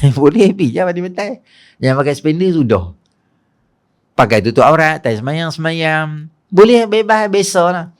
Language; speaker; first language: Malay; native; Malay